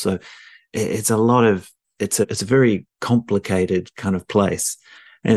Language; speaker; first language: English; native; English